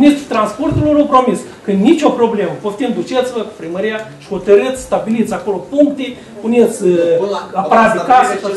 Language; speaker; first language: Romanian; native; Romanian